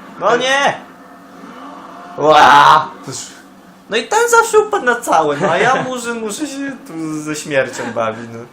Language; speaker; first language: Polish; native; Polish